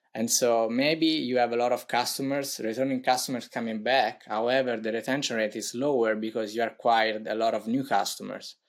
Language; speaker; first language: English; non-native, fluent; Italian